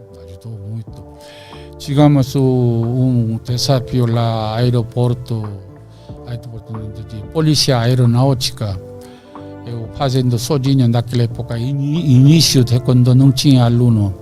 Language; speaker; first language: Portuguese; non-native, learner; Korean